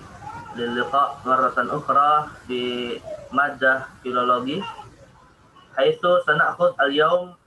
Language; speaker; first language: Arabic; non-native, fluent; Indonesian